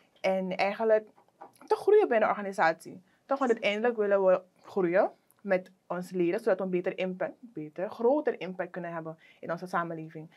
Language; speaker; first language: Dutch; native; Dutch